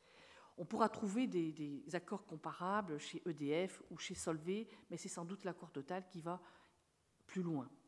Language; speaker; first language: French; native; French